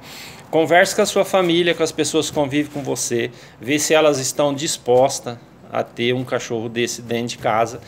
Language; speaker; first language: Portuguese; native; Portuguese